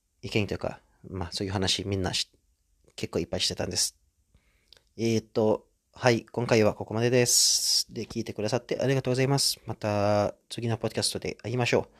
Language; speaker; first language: Japanese; non-native, fluent; Indonesian